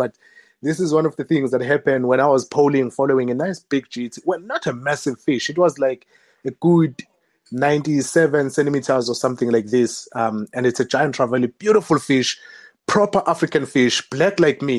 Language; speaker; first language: English; non-native, local second language; Zulu